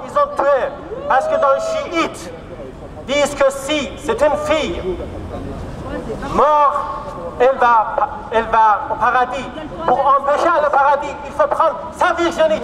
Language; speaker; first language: French; non-native, fluent; Kurdish